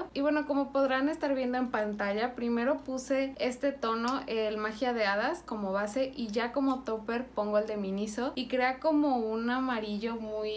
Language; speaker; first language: Spanish; native; Spanish